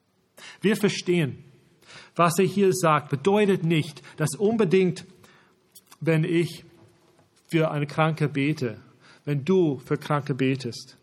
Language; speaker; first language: German; non-native, fluent; English